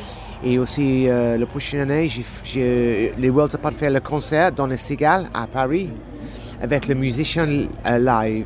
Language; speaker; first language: French; non-native, learner; English